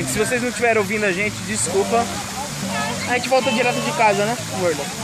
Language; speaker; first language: Portuguese; native; Portuguese